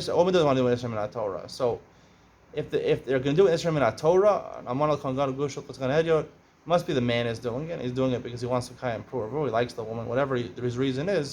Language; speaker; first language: English; native; English